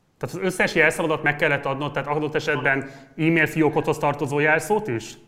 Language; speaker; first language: Hungarian; native; Hungarian